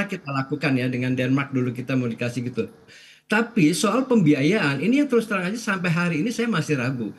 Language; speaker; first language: Indonesian; native; Indonesian